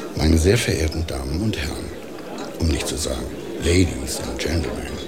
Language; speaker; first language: German; native; German